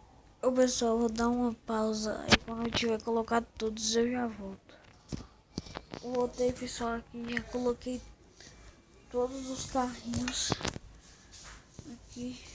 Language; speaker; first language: Portuguese; native; Portuguese